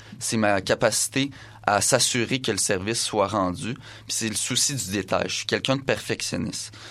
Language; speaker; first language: French; native; French